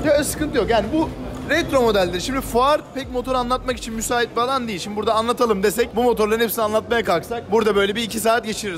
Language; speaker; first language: Turkish; native; Turkish